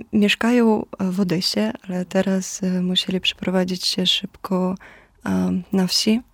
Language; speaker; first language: Polish; non-native, fluent; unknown